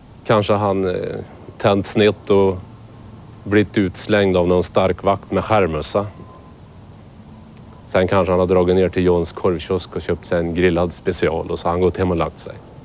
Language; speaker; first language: Swedish; native; Swedish